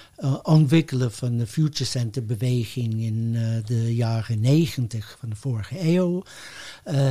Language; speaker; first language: Dutch; non-native, fluent; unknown